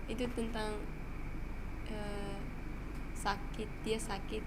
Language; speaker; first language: Indonesian; non-native, learner; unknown